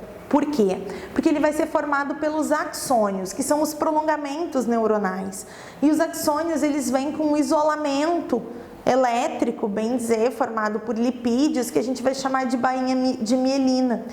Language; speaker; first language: Portuguese; native; Portuguese